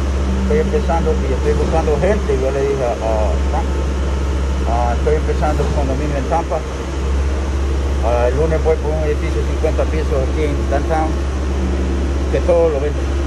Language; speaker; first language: Spanish; native; Spanish